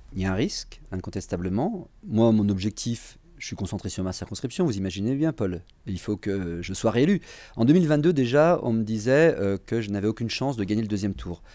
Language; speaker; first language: French; native; French